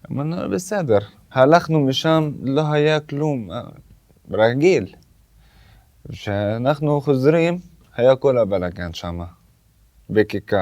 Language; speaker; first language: Hebrew; non-native, local second language; Arabic